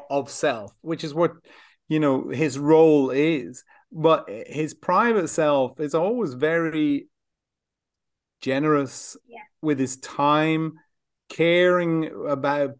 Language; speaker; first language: English; native; English